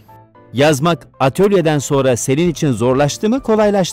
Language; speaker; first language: Turkish; native; Turkish